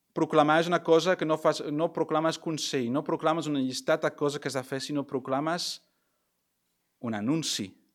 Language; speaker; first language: Catalan; non-native, local second language; Spanish